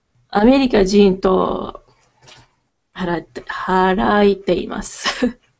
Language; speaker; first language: Japanese; non-native, learner; English